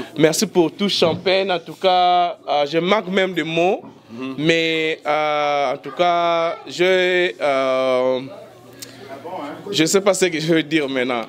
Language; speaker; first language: French; non-native, local second language; Lingala